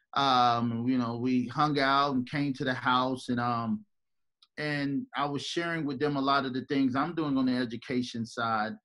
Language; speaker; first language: English; native; English